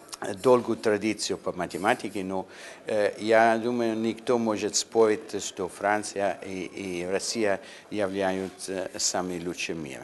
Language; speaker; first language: Russian; non-native, learner; Italian